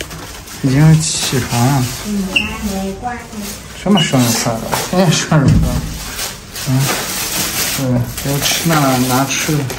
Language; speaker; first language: Chinese; native; Chinese